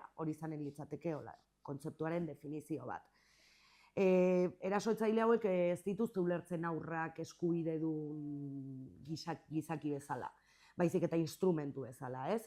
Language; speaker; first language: Basque; native; Basque